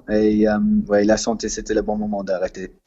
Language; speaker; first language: French; non-native, fluent; English